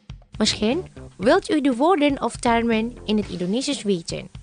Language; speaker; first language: Dutch; non-native, fluent; Indonesian